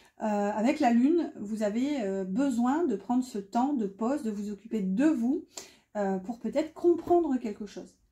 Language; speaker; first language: French; native; French